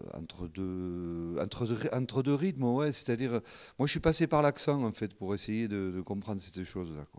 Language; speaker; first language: French; non-native, local second language; Occitan